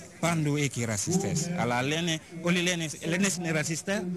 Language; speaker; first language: Greek; non-native, learner; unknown